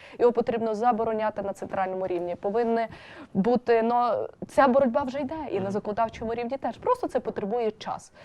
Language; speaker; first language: Ukrainian; native; Ukrainian